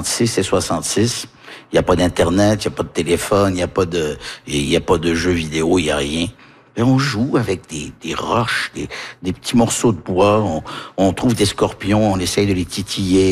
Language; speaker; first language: French; early bilingual, heritage; French